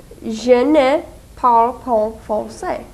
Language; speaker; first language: French; non-native, learner; English